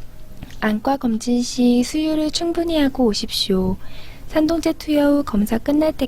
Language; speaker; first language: Korean; native; Korean